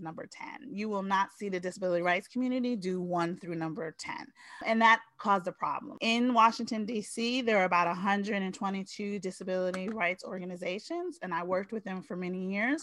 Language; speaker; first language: English; native; English